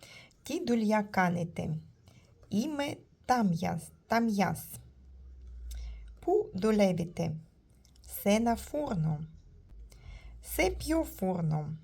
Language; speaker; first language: Greek; non-native, learner; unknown